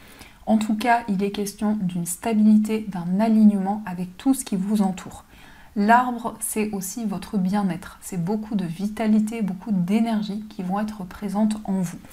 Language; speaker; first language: French; native; French